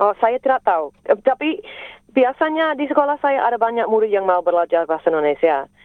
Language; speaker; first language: Indonesian; non-native, fluent; English